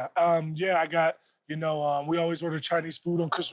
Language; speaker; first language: English; native; English